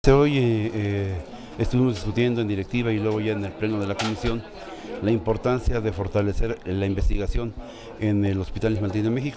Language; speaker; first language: Spanish; native; Spanish